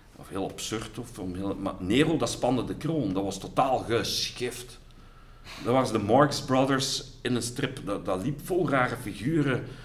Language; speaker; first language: Dutch; native; Dutch